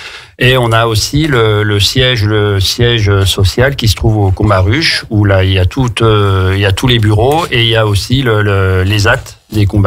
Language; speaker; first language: French; native; French